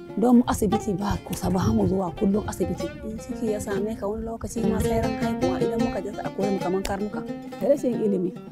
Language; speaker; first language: Hausa; non-native, local second language; Fula